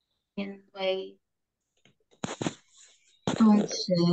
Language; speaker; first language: Chinese; non-native, learner; Indonesian